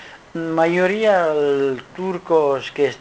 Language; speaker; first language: Spanish; non-native, learner; Kurdish